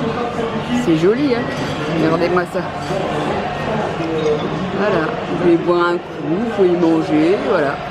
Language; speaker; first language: French; native; French